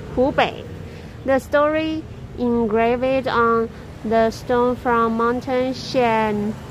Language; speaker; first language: English; non-native, learner; Chinese